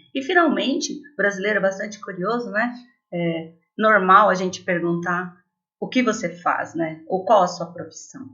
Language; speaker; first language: Portuguese; native; Portuguese